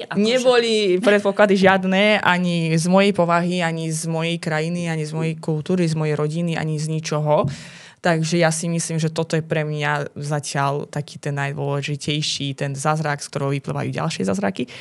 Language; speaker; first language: Slovak; non-native, fluent; Azerbaijani